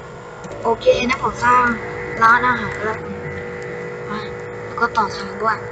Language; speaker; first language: Thai; native; Thai